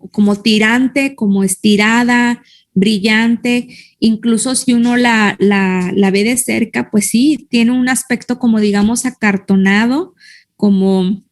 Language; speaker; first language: Spanish; native; Spanish